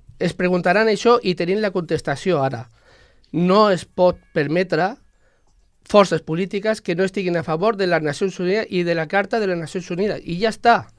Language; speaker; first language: Catalan; non-native, local second language; Spanish